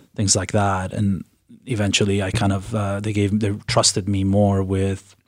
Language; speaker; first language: English; early bilingual, other home language; Persian